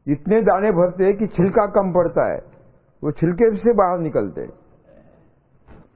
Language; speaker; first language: Hindi; non-native, local second language; Marathi